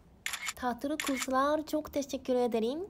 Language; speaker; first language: Turkish; non-native, learner; Japanese